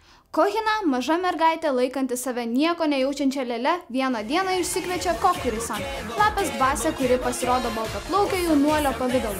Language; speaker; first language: Lithuanian; native; Lithuanian